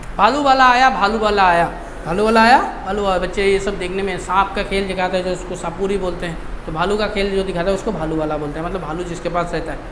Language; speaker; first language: Hindi; non-native, local second language; Bangla